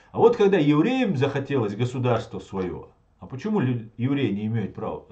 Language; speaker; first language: Russian; non-native, local second language; Chechen